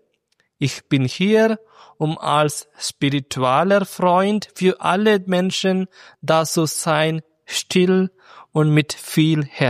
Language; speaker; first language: German; non-native, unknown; Malayalam